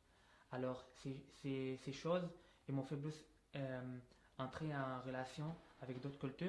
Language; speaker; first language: French; non-native, fluent; Arabic